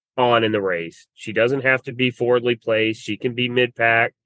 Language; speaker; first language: English; native; English